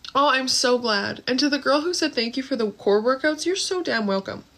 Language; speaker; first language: English; native; English